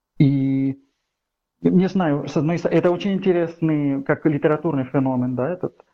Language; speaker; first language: Russian; non-native, fluent; Catalan